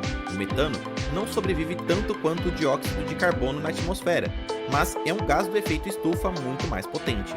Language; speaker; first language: Portuguese; native; Portuguese